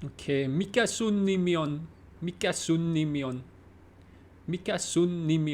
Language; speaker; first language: Finnish; non-native, learner; English